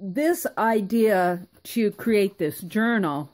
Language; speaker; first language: English; native; English